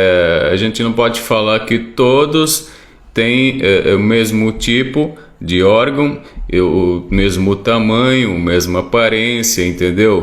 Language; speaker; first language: Portuguese; non-native, fluent; Arabic